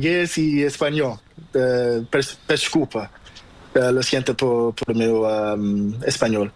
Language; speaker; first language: Spanish; non-native, learner; Portuguese